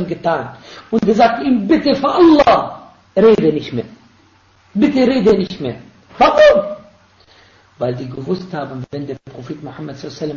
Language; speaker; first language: German; non-native, fluent; Arabic